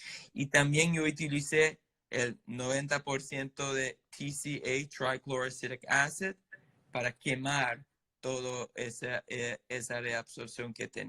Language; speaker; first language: Spanish; non-native, fluent; English